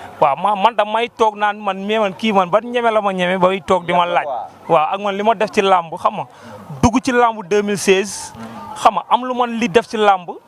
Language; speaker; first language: Wolof; native; Wolof